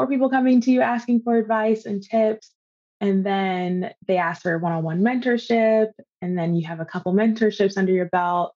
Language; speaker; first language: English; native; English